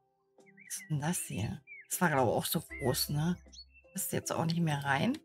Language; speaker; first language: German; native; German